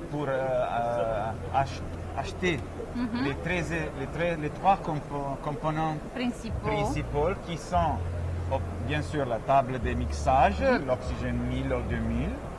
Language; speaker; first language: French; non-native, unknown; Italian